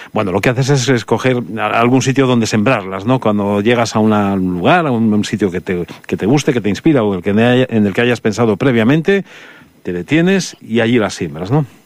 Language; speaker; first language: Spanish; native; Spanish